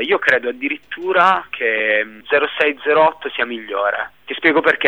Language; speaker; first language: Italian; native; Italian